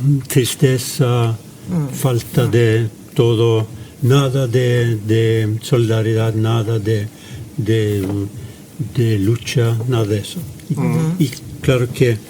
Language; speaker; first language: Spanish; non-native, fluent; Norwegian